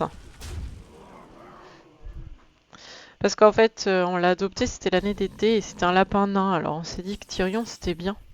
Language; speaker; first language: French; native; French